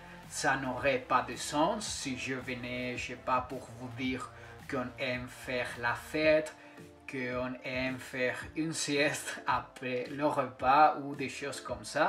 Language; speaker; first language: French; non-native, fluent; Spanish